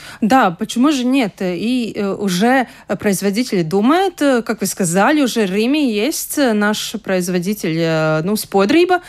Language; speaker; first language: Russian; non-native, local second language; Latvian